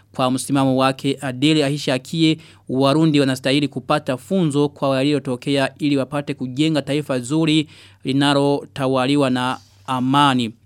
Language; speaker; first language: Swahili; non-native, local second language; Rundi